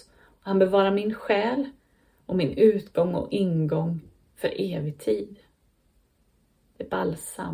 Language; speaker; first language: Swedish; native; Swedish